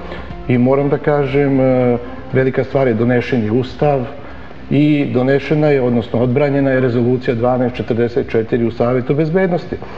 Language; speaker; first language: Serbian; native; Serbian